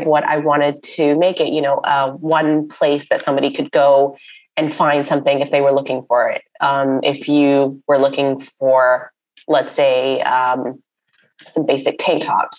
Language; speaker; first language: English; non-native, local second language; Urdu